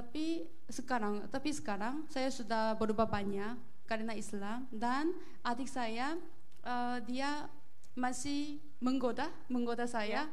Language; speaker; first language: Indonesian; non-native, learner; Korean